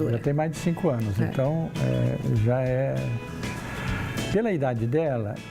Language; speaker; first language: Portuguese; native; Portuguese